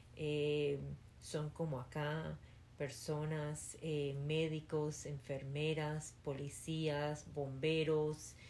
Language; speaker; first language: Spanish; early bilingual, heritage; Spanish